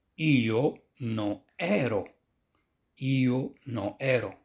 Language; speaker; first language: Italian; non-native, fluent; Arabic